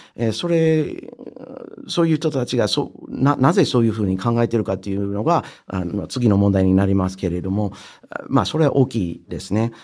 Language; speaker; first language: Japanese; non-native, fluent; English